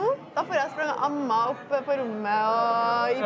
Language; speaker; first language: Norwegian; native; Norwegian